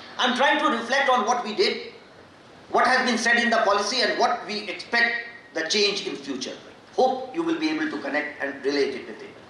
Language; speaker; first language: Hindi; non-native, local second language; Magahi